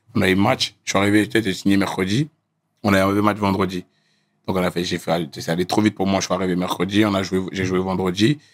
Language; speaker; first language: French; native; French